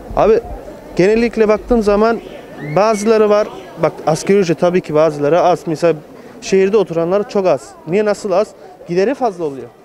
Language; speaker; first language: Turkish; early bilingual, heritage; Turkish